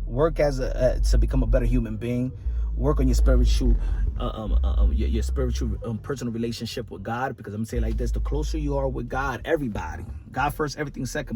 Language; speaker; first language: English; native; English